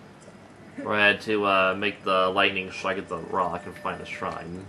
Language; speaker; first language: English; native; English